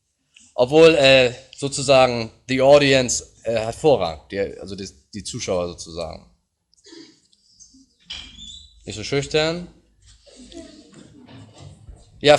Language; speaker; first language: German; native; German